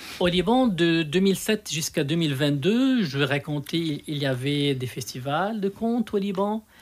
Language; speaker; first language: French; non-native, local second language; Arabic